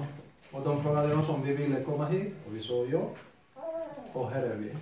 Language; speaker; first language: Swedish; non-native, fluent; Spanish